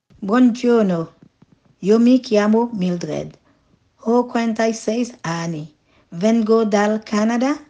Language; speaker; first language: Italian; non-native, learner; Haitian Creole